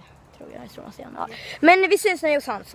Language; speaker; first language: Swedish; native; Swedish